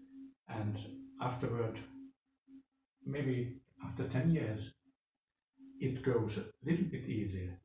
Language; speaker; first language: English; non-native, fluent; Finnish